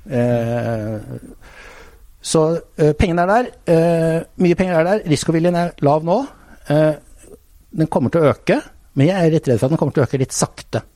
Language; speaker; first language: Norwegian; native; Norwegian